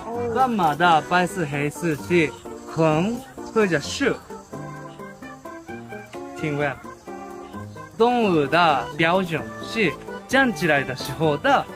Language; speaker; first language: Chinese; non-native, learner; Japanese